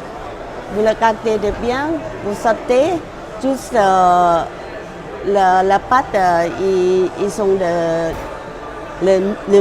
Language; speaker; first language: French; non-native, learner; Thai